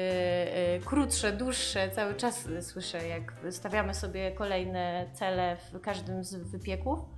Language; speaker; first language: Polish; native; Polish